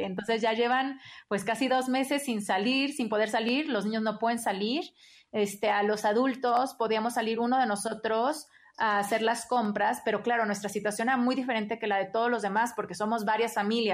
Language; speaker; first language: Spanish; native; Spanish